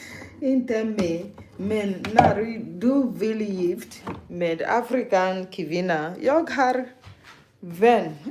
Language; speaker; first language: Swedish; non-native, learner; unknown